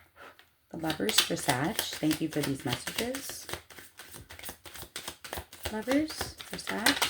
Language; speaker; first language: English; native; English